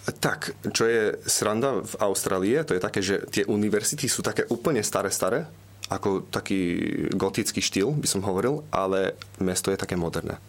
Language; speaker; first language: Slovak; early bilingual, heritage; Slovak